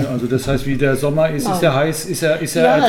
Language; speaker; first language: German; native; German